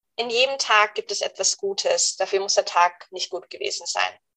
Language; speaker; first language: German; non-native, fluent; English